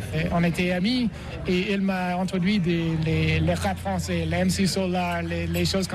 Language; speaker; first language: French; non-native, learner; English